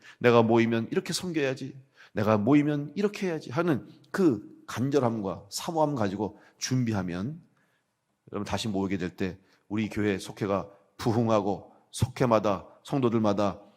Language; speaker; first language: Korean; native; Korean